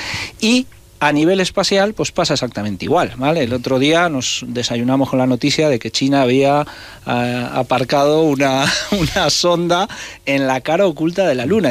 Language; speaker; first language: Spanish; native; Spanish